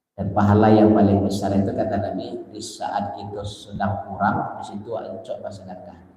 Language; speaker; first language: Malay; non-native, local second language; Minangkabau